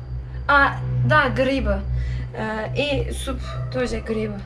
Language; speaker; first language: Russian; non-native, learner; Turkish